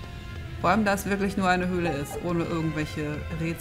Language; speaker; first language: German; native; German